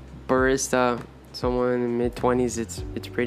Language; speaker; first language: English; early bilingual, other home language; Spanish